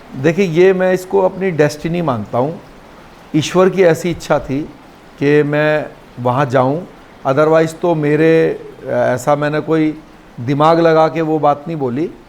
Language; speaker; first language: Hindi; native; Hindi